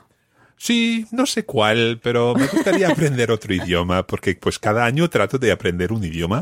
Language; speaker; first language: Spanish; non-native, fluent; English